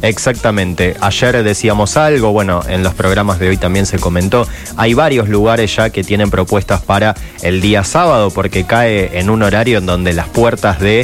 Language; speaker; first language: Spanish; native; Spanish